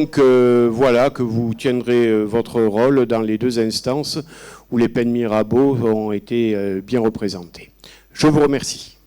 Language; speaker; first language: French; native; French